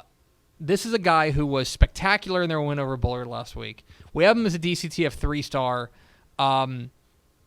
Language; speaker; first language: English; native; English